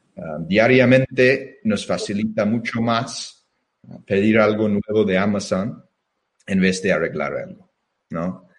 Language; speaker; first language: Spanish; non-native, fluent; English